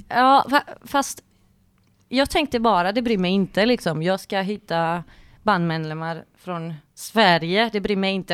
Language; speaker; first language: Swedish; non-native, fluent; Greek